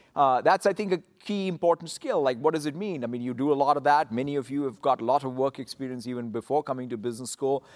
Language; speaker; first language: English; non-native, local second language; Telugu